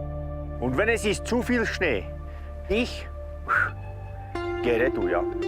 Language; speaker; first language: German; non-native, learner; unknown